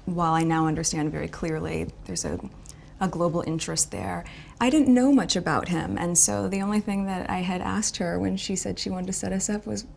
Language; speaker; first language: English; native; English